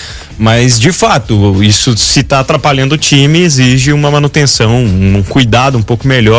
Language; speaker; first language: Portuguese; native; Portuguese